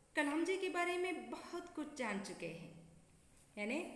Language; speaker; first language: Hindi; non-native, local second language; Kannada